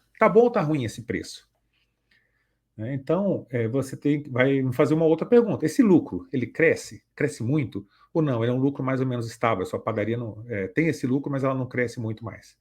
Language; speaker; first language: Portuguese; native; Portuguese